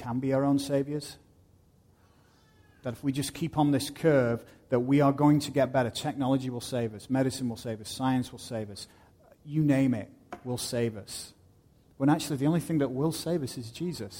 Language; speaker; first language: English; native; English